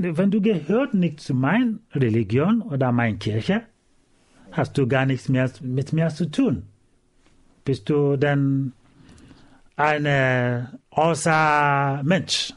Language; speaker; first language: German; non-native, learner; Igbo